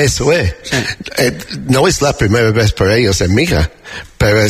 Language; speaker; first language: Spanish; non-native, learner; English